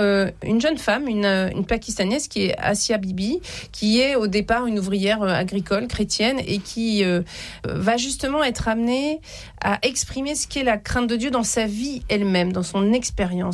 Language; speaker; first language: French; native; French